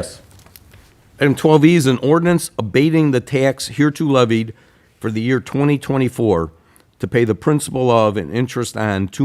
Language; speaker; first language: English; native; English